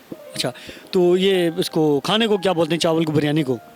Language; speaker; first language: Urdu; native; Urdu